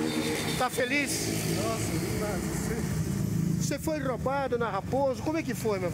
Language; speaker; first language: Portuguese; native; Portuguese